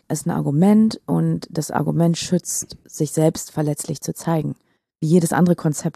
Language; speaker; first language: German; native; German